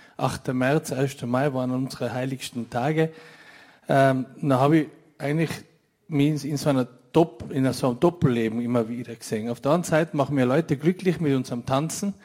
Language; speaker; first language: German; native; German